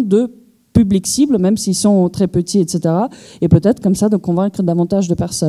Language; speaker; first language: French; native; French